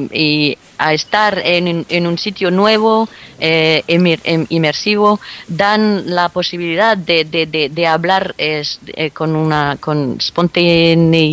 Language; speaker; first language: Spanish; non-native, fluent; French